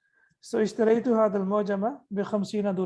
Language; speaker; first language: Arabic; non-native, fluent; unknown